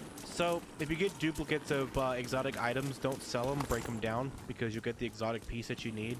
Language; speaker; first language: English; native; English